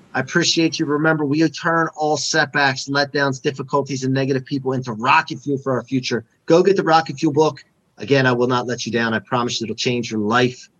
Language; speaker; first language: English; non-native, fluent; Chinese